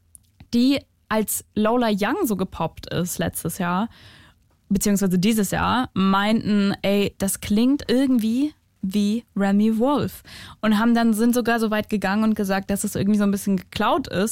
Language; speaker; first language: German; native; German